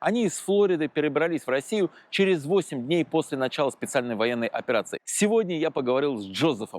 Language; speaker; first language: Russian; native; Russian